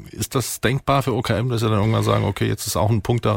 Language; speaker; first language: German; native; German